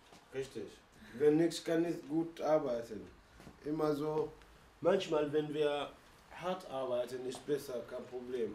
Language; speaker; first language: German; non-native, learner; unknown